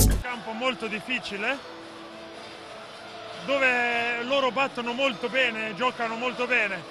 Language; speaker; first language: Italian; non-native, fluent; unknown